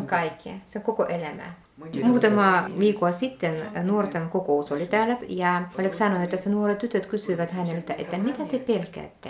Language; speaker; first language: Finnish; non-native, fluent; Russian